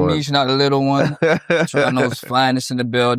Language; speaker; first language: English; native; English